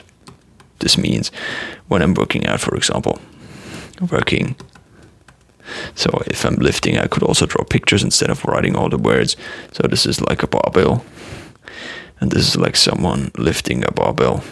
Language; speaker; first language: English; non-native, fluent; German